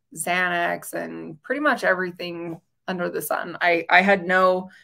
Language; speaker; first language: English; native; English